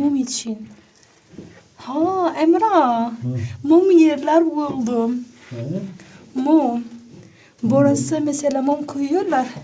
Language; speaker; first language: Turkish; non-native, learner; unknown